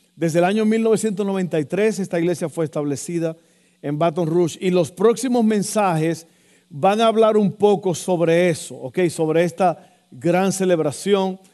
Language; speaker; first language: Spanish; native; Spanish